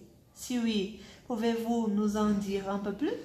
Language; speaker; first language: French; non-native, fluent; Portuguese